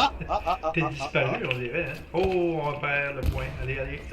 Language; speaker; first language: French; native; French